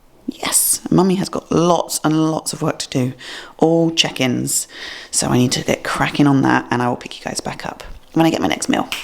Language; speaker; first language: English; native; English